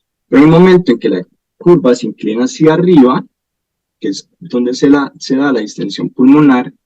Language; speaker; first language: Spanish; native; Spanish